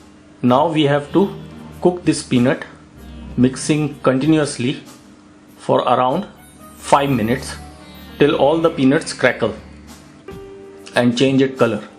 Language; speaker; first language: English; non-native, local second language; Hindi